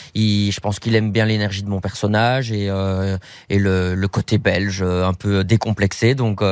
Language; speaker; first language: French; native; French